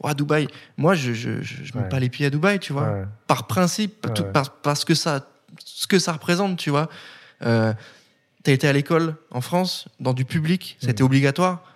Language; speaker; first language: French; native; French